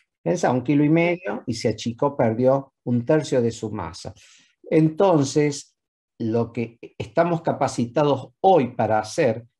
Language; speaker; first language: Spanish; native; Spanish